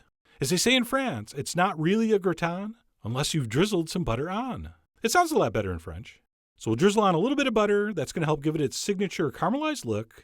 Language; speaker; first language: English; native; English